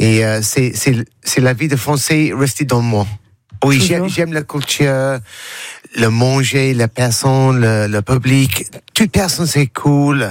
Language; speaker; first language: French; non-native, learner; English